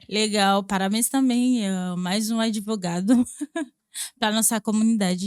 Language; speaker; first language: Portuguese; non-native, fluent; Haitian Creole